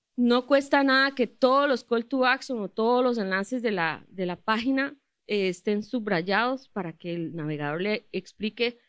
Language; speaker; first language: Spanish; native; Spanish